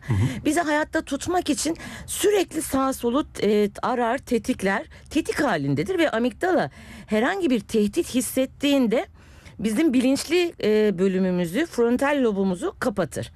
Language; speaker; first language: Turkish; native; Turkish